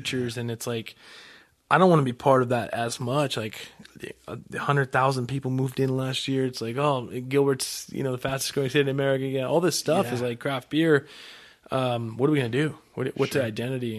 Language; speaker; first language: English; native; English